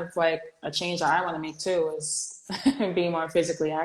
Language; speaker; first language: English; native; English